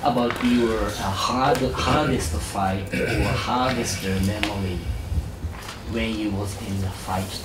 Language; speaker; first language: English; non-native, learner; Japanese